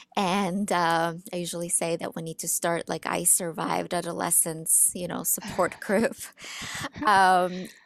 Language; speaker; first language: English; early bilingual, other home language; Russian